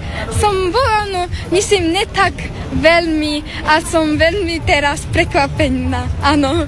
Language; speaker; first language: Slovak; non-native, learner; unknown